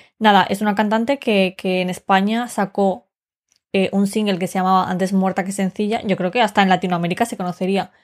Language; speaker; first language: Spanish; early bilingual, other home language; Romanian